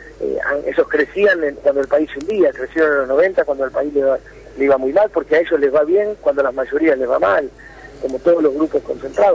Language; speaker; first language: Spanish; native; Spanish